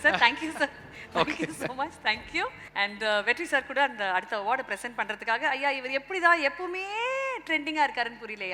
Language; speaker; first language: Tamil; native; Tamil